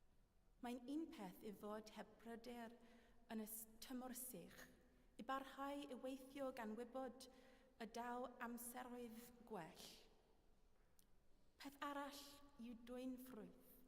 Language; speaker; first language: Welsh; non-native, fluent; English